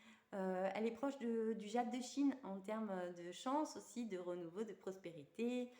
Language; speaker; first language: French; native; French